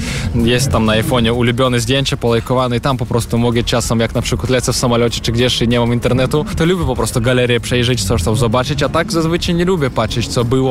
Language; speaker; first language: Polish; non-native, learner; Russian